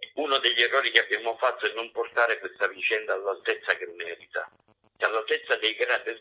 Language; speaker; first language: Italian; native; Italian